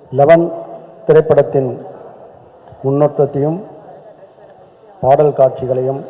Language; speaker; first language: Tamil; native; Tamil